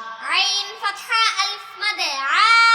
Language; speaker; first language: Arabic; non-native, learner; Bangla